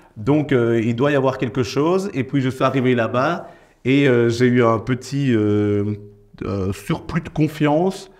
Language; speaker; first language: French; native; French